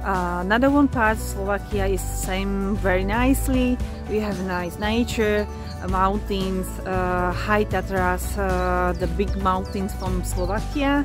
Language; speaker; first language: English; non-native, learner; Slovak